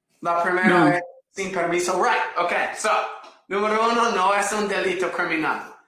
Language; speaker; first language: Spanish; non-native, fluent; English